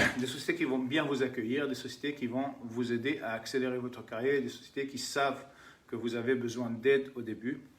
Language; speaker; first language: French; non-native, local second language; Arabic